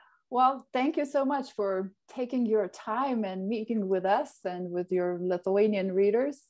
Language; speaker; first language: English; non-native, fluent; Lithuanian